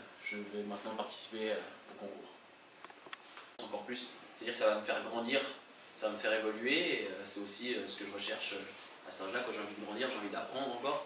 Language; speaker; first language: French; native; French